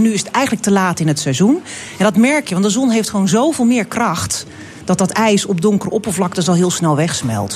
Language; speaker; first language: Dutch; native; Dutch